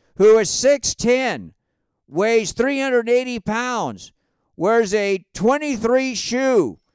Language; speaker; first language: English; native; English